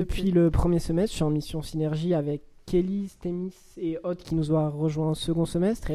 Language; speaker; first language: French; early bilingual, other home language; Arabic